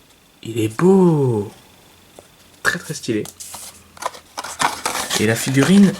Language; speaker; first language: French; native; French